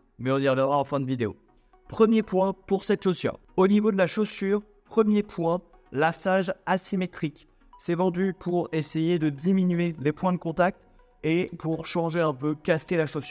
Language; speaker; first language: French; native; French